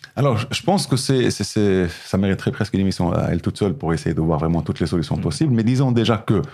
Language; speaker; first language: French; non-native, local second language; Arabic